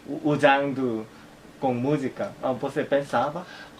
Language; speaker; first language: Portuguese; non-native, learner; Korean